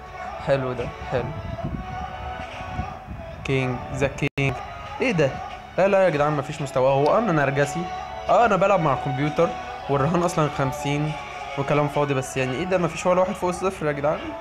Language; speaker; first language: Arabic; native; Arabic